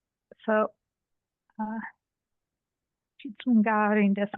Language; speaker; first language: Japanese; non-native, learner; English